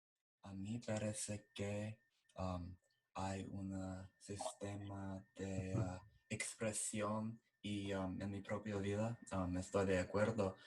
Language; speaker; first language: Spanish; non-native, learner; English